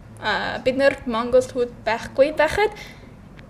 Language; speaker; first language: Mongolian; non-native, learner; English